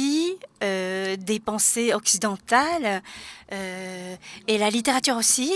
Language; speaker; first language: French; non-native, fluent; Japanese